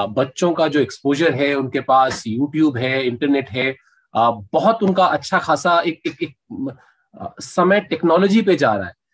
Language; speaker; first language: Hindi; native; Hindi